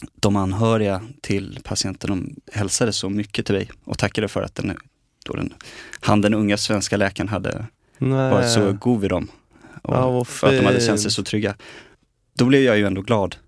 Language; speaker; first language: Swedish; native; Swedish